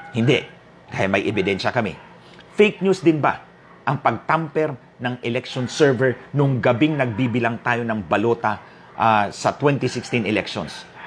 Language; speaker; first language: Filipino; non-native, local second language; Waray